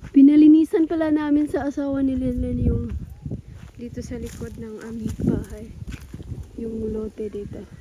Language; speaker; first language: Filipino; native; Filipino